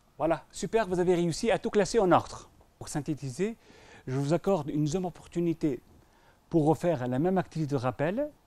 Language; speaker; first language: French; non-native, local second language; Arabic